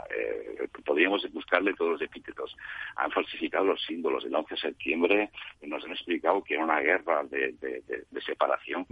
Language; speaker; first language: Spanish; non-native, local second language; Catalan